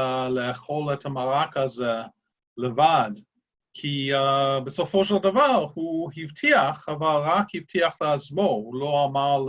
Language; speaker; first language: Hebrew; non-native, fluent; English